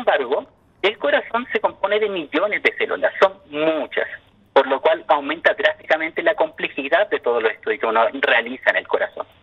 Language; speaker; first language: Spanish; native; Spanish